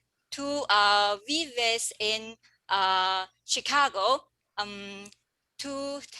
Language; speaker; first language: Spanish; non-native, learner; English